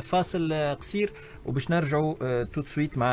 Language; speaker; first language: Arabic; native; Arabic